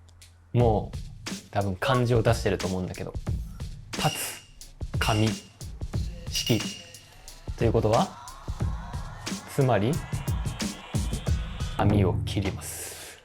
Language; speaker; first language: Japanese; native; Japanese